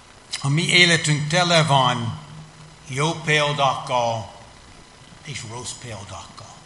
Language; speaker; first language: Hungarian; non-native, fluent; English